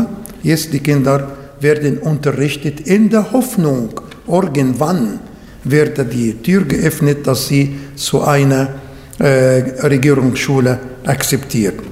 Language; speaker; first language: German; non-native, fluent; Arabic